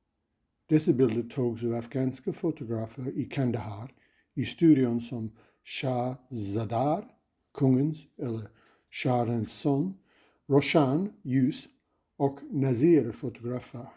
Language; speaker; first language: Swedish; non-native, fluent; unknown